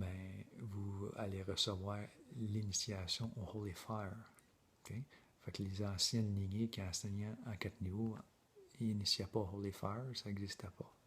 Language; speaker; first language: French; native; French